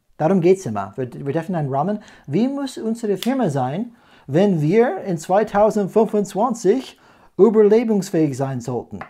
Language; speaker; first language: German; non-native, fluent; English